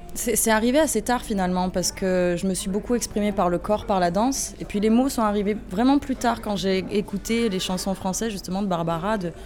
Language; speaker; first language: French; native; French